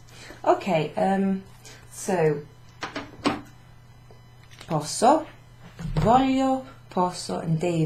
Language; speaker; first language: Italian; non-native, fluent; English